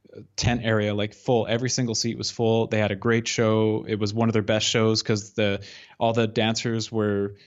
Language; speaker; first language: English; native; English